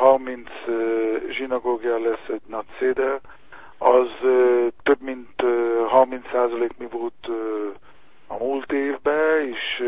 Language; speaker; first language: Hungarian; early bilingual, heritage; Hungarian